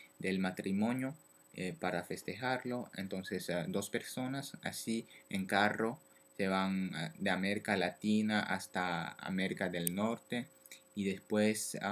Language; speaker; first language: Spanish; non-native, learner; French